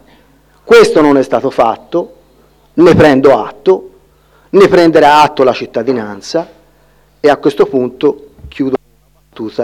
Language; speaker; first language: Italian; native; Italian